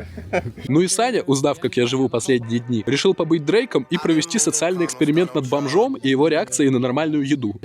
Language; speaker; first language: Russian; native; Russian